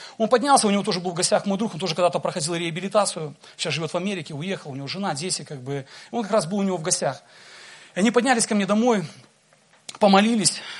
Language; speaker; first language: Russian; native; Russian